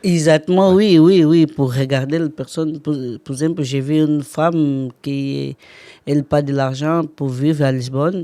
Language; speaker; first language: French; non-native, learner; Portuguese